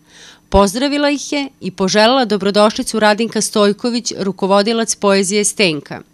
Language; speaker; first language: Serbian; native; Serbian